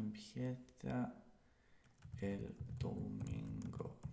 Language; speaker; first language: Spanish; non-native, learner; English